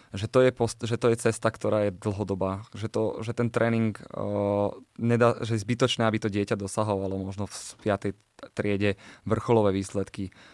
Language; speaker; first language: Slovak; native; Slovak